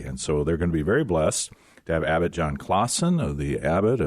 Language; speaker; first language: English; native; English